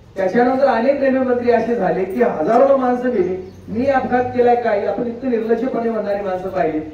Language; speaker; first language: Marathi; native; Marathi